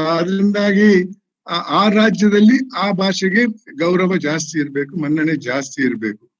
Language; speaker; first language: Kannada; non-native, local second language; Tulu